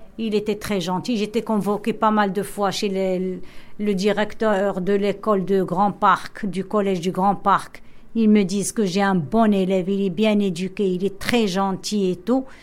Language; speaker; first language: French; non-native, local second language; Arabic